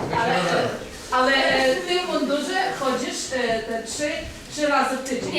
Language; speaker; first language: Polish; non-native, learner; Ukrainian